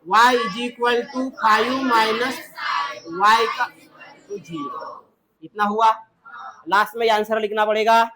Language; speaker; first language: Hindi; non-native, local second language; Marathi